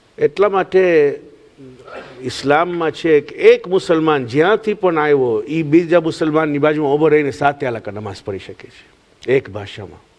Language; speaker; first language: Gujarati; early bilingual, heritage; Gujarati